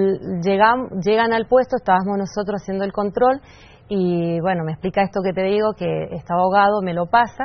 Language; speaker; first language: Spanish; native; Spanish